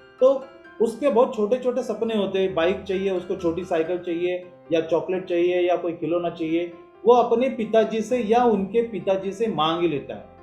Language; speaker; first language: Hindi; non-native, local second language; Marathi